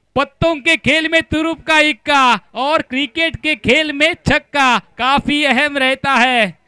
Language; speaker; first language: Hindi; non-native, local second language; Marathi